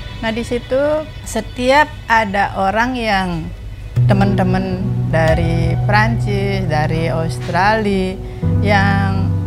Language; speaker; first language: Indonesian; non-native, local second language; Balinese